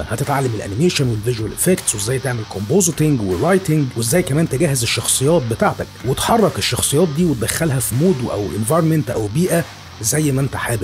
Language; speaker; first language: Arabic; native; Arabic